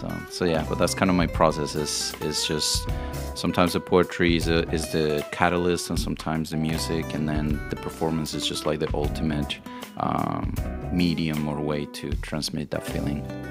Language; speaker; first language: English; non-native, fluent; Spanish